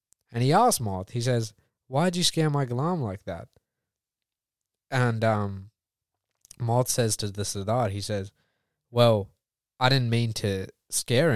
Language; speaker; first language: English; early bilingual, other home language; Punjabi